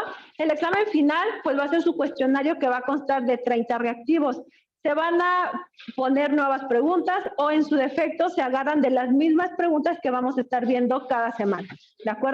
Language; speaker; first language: Spanish; native; Spanish